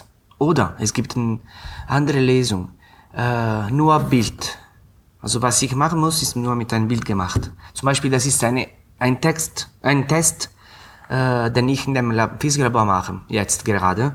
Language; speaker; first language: German; non-native, fluent; Italian